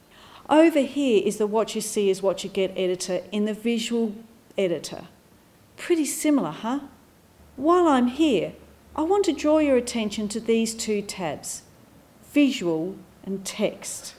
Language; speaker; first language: English; native; English